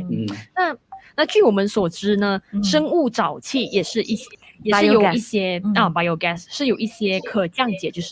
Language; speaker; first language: Chinese; native; Chinese